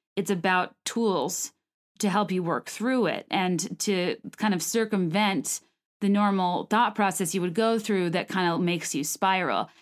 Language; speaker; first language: English; native; English